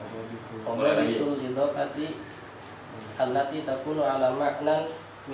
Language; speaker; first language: Arabic; non-native, learner; Indonesian